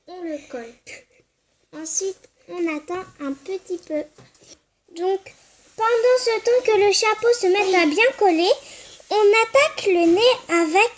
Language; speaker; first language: French; native; French